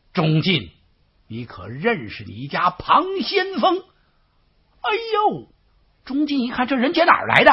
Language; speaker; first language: Chinese; native; Chinese